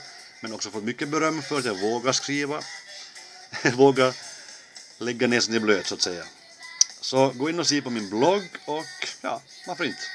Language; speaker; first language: Swedish; native; Swedish